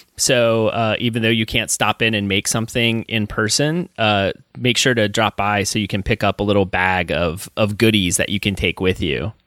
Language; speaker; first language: English; native; English